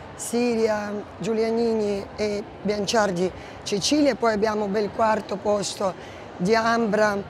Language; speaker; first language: Italian; non-native, fluent; Ukrainian